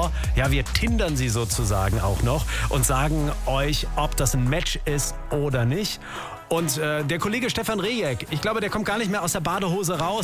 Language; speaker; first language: German; native; German